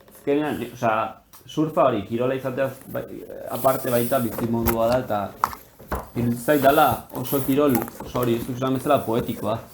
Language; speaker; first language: Basque; early bilingual, heritage; Basque